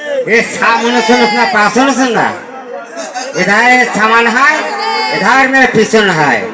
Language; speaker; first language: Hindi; non-native, learner; Bangla